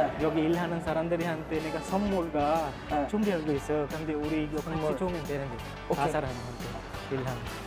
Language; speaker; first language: Korean; non-native, learner; Sinhala